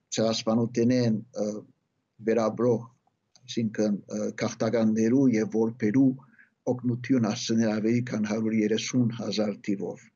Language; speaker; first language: Armenian; early bilingual, heritage; Armenian